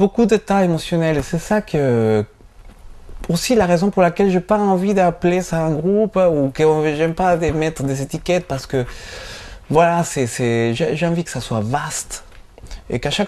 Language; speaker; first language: French; non-native, fluent; Spanish